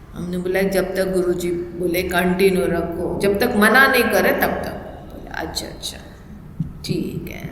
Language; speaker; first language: Hindi; non-native, local second language; Gujarati